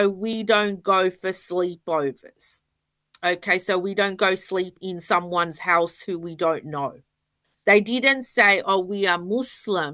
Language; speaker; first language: English; native; English